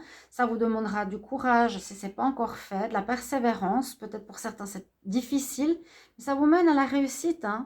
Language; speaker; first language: French; native; French